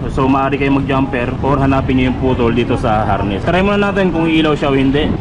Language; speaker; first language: Filipino; non-native, local second language; Pangasinan